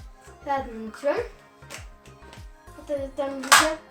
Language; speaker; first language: Russian; early bilingual, heritage; Russian